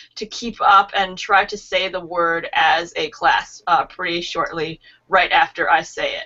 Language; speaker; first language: English; native; English